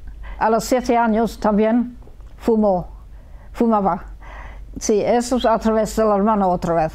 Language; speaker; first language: Spanish; early bilingual, heritage; Spanish